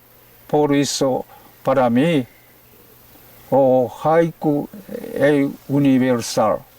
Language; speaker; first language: Portuguese; non-native, fluent; Japanese